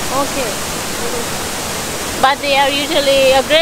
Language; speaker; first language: English; non-native, fluent; Romanian